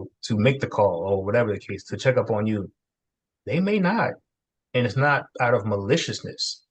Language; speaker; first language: English; native; English